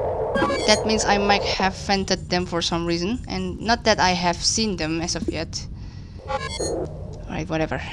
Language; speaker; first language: English; non-native, fluent; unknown